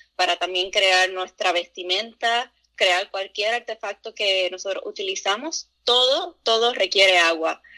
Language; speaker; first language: Spanish; native; Spanish